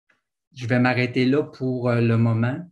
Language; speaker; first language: French; native; French